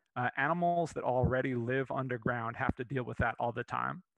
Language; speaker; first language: English; native; English